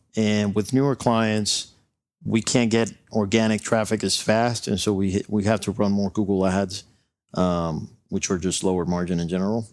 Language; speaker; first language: English; non-native, local second language; Spanish